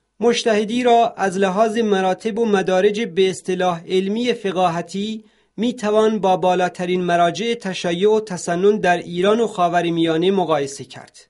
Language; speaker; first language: Persian; non-native, local second language; Central Kurdish